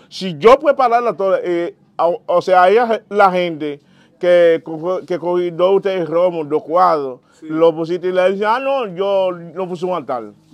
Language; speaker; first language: Spanish; non-native, learner; Haitian Creole